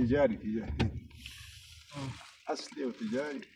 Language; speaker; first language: Arabic; non-native, learner; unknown